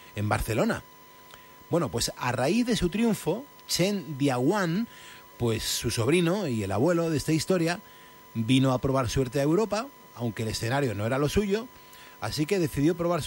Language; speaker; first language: Spanish; native; Spanish